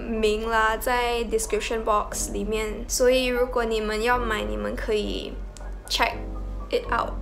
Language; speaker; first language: Chinese; non-native, local second language; Malay